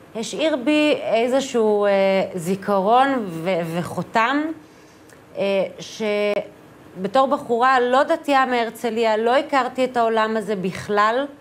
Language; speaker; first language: Hebrew; native; Hebrew